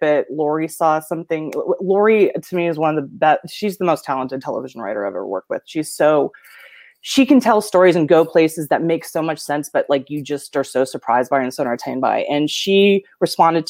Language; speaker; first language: English; native; English